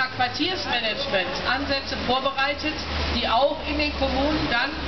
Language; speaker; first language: German; native; German